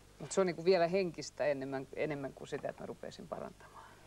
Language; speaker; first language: Finnish; native; Finnish